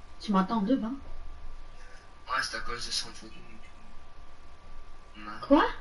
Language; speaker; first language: French; native; French